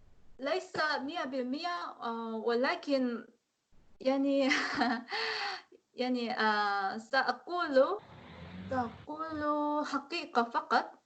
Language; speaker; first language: Arabic; non-native, learner; Korean